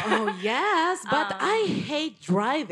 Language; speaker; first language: English; non-native, learner; Japanese